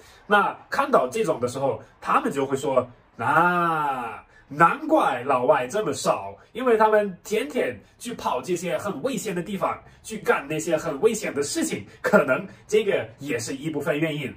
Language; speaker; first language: Chinese; non-native, fluent; German